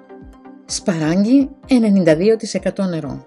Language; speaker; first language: Greek; native; Greek